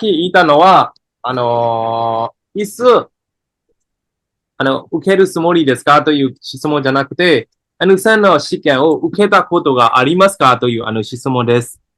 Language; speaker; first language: Japanese; non-native, fluent; Burmese